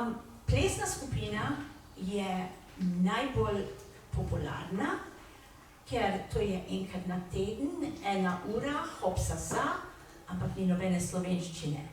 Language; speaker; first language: Slovenian; early bilingual, heritage; Slovenian